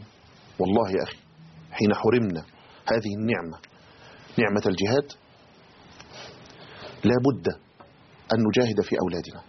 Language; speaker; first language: Arabic; native; Arabic